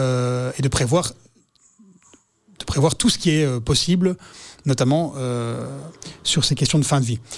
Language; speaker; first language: French; native; French